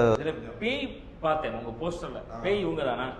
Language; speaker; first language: Tamil; native; Tamil